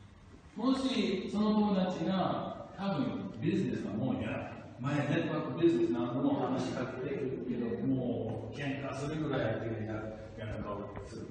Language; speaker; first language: Japanese; non-native, fluent; English